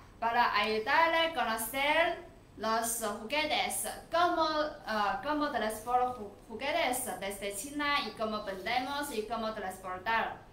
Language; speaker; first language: Spanish; non-native, learner; Chinese